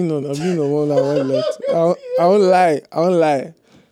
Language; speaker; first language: English; native; English